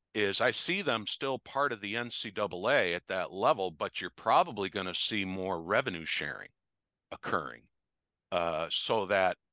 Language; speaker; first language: English; native; English